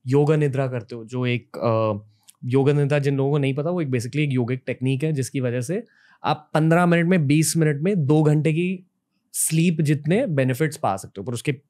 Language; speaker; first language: Hindi; native; Hindi